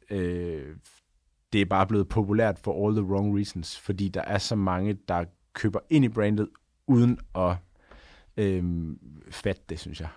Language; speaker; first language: Danish; native; Danish